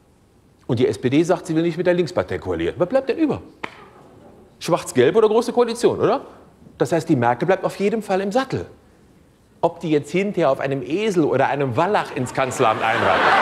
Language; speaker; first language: German; native; German